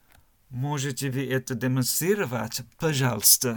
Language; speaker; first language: Russian; non-native, learner; German